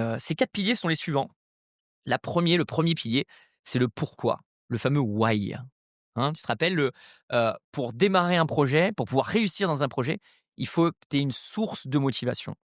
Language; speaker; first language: French; native; French